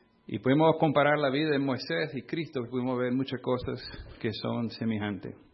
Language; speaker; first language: Spanish; non-native, fluent; English